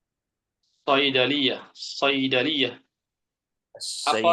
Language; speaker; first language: Arabic; non-native, fluent; Indonesian